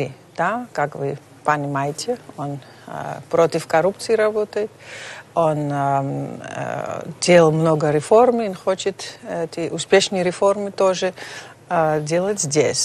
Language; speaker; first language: Russian; non-native, fluent; Dutch